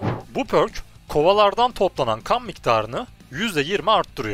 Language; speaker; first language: Turkish; native; Turkish